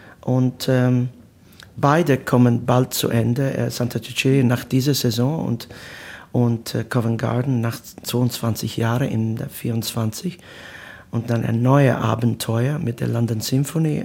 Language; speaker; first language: German; non-native, learner; Italian